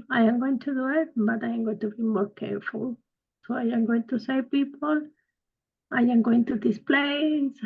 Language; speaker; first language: English; non-native, fluent; Spanish